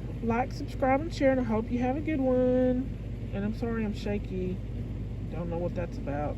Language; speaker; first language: English; native; English